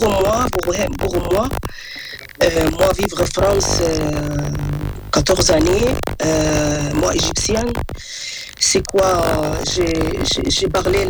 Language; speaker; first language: French; non-native, learner; Arabic